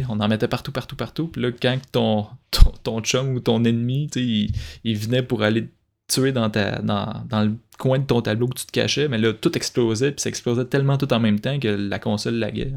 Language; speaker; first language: French; native; French